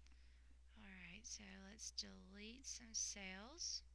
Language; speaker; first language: English; native; English